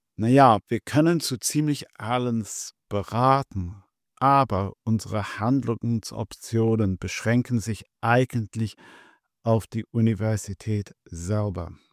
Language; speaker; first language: German; non-native, fluent; English